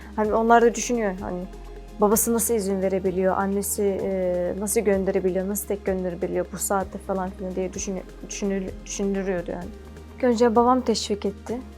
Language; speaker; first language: Turkish; early bilingual, other home language; Arabic